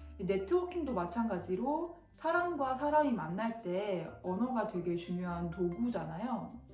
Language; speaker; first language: Korean; native; Korean